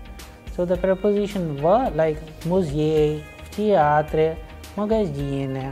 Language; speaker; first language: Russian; non-native, fluent; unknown